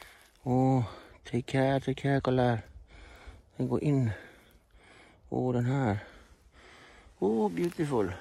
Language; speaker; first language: English; non-native, learner; Swedish